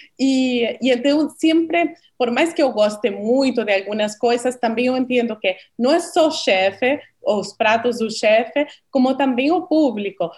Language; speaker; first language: Portuguese; non-native, fluent; Spanish